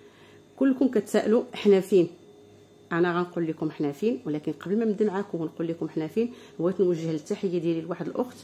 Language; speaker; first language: Arabic; native; Arabic